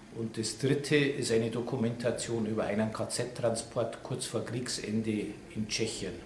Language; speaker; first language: German; native; German